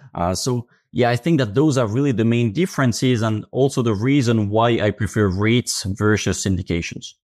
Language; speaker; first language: English; non-native, fluent; Finnish